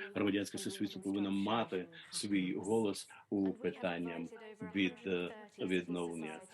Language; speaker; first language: Ukrainian; native; Ukrainian